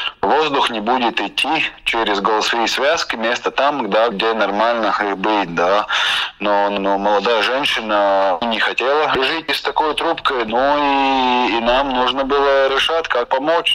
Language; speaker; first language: Russian; non-native, local second language; Latvian